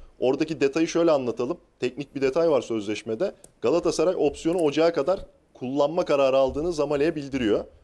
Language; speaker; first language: Turkish; native; Turkish